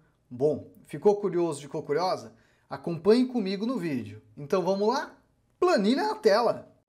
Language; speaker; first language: Portuguese; native; Portuguese